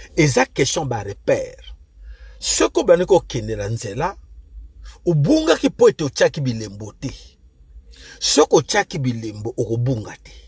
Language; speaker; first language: Lingala; non-native, local second language; Kongo